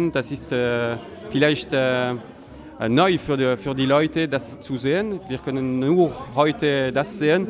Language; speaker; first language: German; non-native, local second language; French